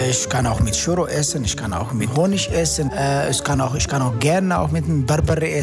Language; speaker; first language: German; non-native, fluent; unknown